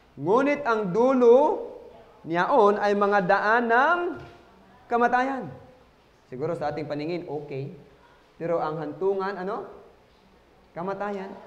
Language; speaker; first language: Filipino; non-native, local second language; Cebuano